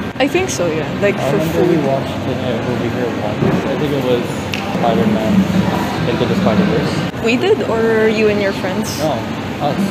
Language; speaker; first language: English; native; English